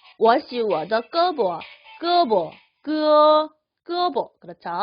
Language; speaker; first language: Chinese; non-native, learner; Korean